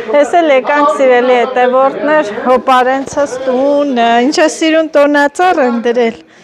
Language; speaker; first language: Armenian; native; Armenian